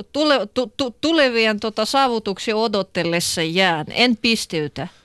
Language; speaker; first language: Finnish; non-native, fluent; Russian